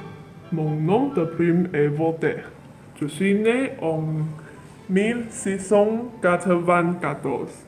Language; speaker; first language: French; non-native, learner; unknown